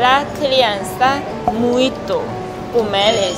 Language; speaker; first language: Portuguese; non-native, learner; Korean